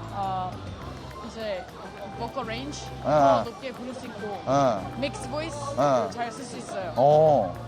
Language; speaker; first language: Korean; non-native, fluent; English